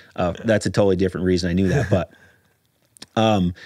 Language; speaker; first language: English; native; English